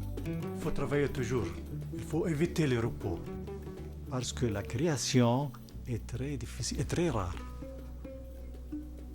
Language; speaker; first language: French; non-native, fluent; Arabic